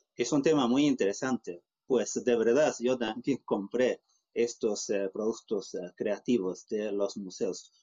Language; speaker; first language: Spanish; non-native, fluent; Chinese